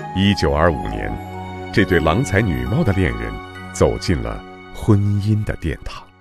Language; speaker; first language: Chinese; native; Chinese